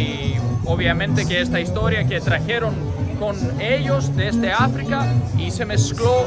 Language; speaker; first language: Spanish; non-native, fluent; Portuguese